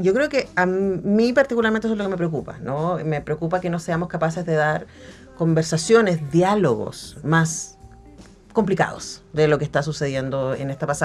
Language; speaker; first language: Spanish; native; Spanish